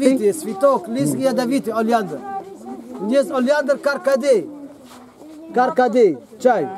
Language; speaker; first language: Russian; non-native, learner; Arabic